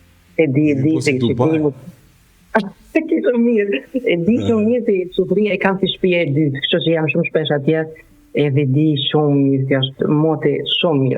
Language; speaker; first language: Albanian; non-native, learner; German